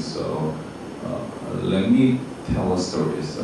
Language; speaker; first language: English; non-native, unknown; Korean